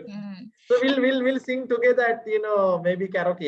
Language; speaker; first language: English; non-native, fluent; Sinhala